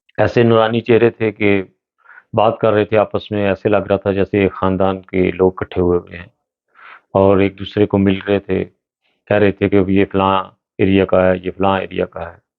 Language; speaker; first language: Urdu; non-native, local second language; Punjabi